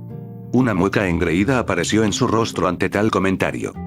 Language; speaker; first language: Spanish; native; Spanish